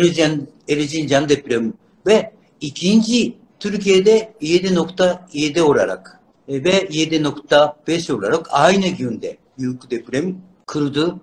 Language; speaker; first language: Turkish; non-native, learner; Japanese